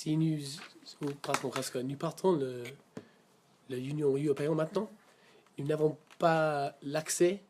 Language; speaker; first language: French; non-native, learner; English